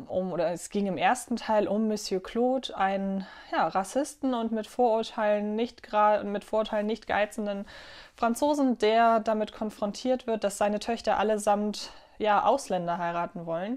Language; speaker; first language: German; native; German